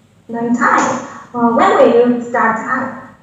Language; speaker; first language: English; non-native, learner; Chinese